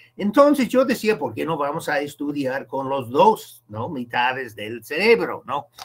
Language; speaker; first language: Spanish; non-native, fluent; English